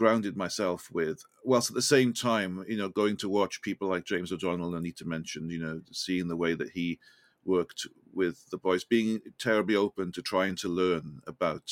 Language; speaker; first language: English; native; English